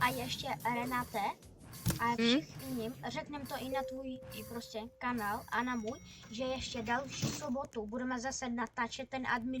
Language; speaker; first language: Czech; early bilingual, other home language; Russian